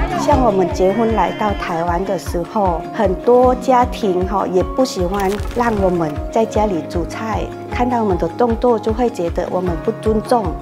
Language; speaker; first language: Chinese; non-native, fluent; Thai